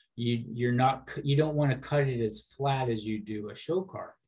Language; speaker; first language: English; native; English